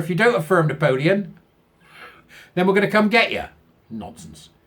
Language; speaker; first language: English; native; English